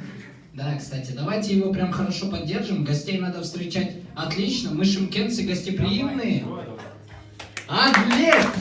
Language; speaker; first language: Russian; non-native, local second language; Kazakh